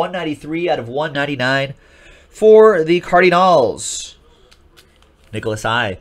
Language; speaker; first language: English; native; English